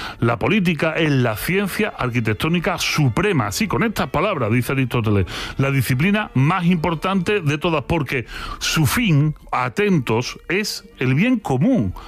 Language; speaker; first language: Spanish; native; Spanish